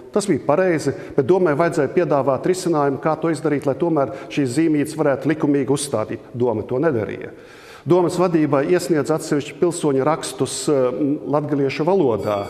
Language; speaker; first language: Latvian; native; Latvian